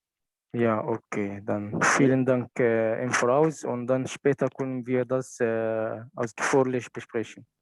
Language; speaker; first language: German; non-native, fluent; Arabic